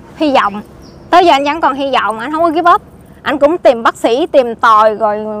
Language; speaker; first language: Vietnamese; native; Vietnamese